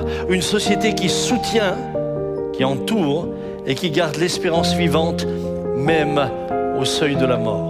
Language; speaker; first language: French; native; French